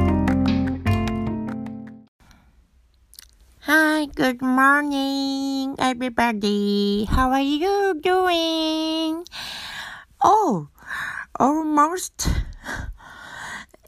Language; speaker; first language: English; non-native, learner; Japanese